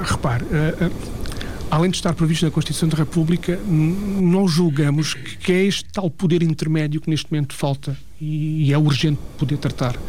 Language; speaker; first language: Portuguese; native; Portuguese